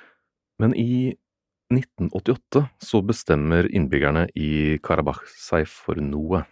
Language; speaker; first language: Norwegian; native; Norwegian